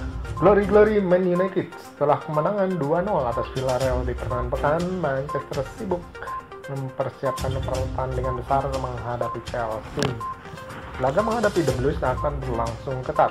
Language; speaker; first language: Indonesian; native; Indonesian